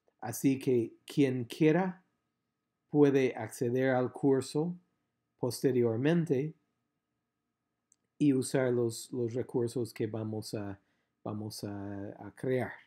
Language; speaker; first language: Spanish; non-native, fluent; English